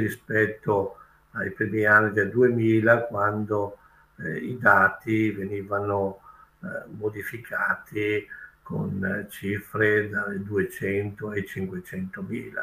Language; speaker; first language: Italian; native; Italian